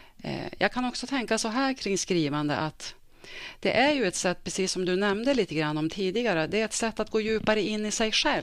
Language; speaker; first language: Swedish; native; Swedish